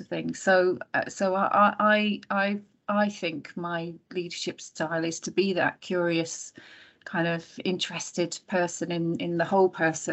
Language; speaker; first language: English; native; English